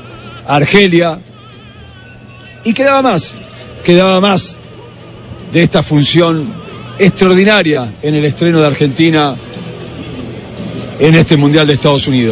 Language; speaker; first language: Spanish; native; Spanish